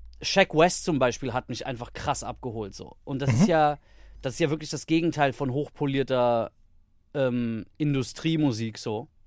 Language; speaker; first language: German; early bilingual, heritage; Greek